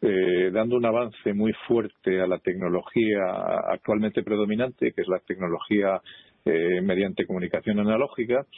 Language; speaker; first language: Spanish; native; Spanish